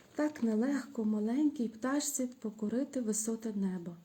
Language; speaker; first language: Ukrainian; native; Ukrainian